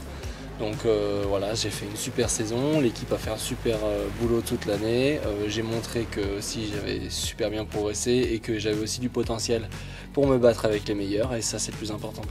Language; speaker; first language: French; native; French